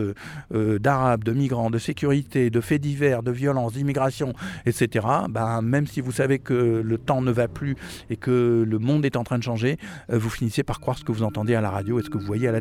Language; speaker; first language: French; native; French